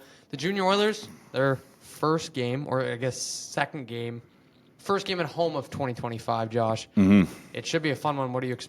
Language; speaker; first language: English; native; English